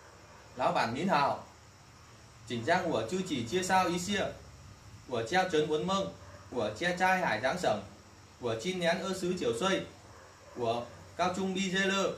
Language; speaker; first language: Chinese; non-native, learner; Vietnamese